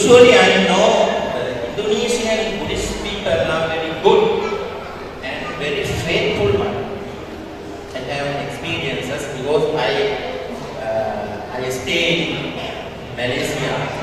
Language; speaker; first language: English; non-native, learner; Sinhala